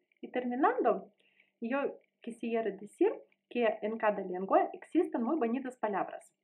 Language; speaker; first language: Spanish; non-native, learner; Russian